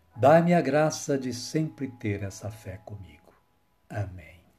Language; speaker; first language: Portuguese; native; Portuguese